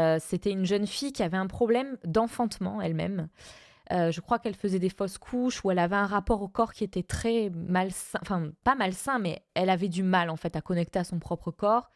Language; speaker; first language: French; non-native, fluent; Spanish